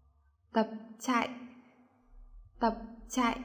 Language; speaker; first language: Vietnamese; native; Vietnamese